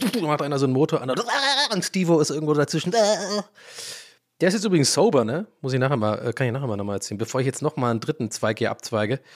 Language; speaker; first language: German; early bilingual, other home language; English